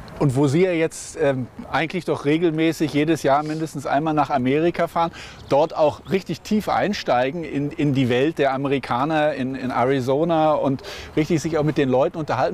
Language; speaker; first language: German; native; German